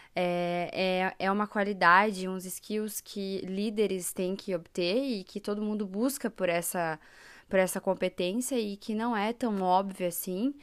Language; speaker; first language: Portuguese; native; Portuguese